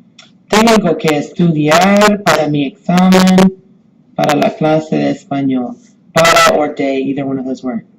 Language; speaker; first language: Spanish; non-native, fluent; English